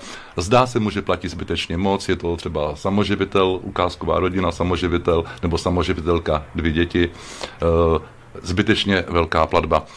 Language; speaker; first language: Czech; native; Czech